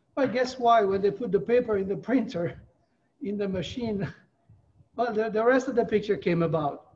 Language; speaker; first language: English; non-native, fluent; French